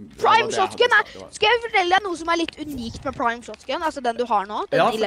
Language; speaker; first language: Norwegian; native; Norwegian